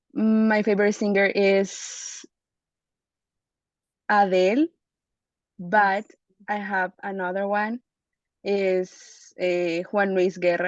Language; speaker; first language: English; non-native, learner; Spanish